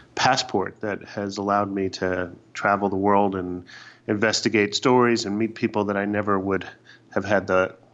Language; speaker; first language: English; native; English